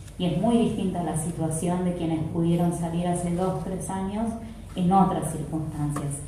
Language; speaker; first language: Spanish; native; Spanish